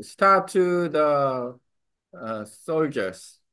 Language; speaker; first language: English; non-native, learner; Vietnamese